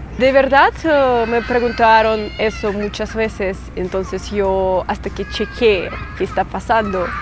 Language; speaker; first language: Spanish; non-native, fluent; Russian